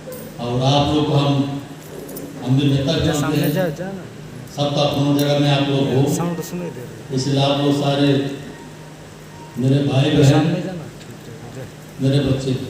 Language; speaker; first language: Hindi; non-native, local second language; Odia